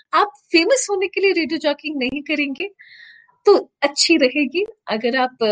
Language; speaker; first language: Hindi; native; Hindi